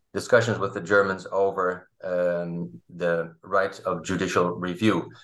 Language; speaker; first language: English; non-native, fluent; Dutch